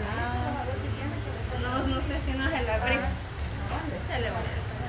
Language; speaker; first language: Spanish; native; Spanish